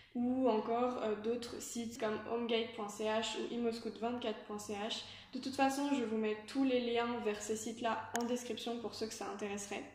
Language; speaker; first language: French; native; French